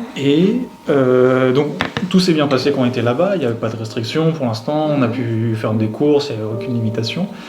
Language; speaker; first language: French; native; French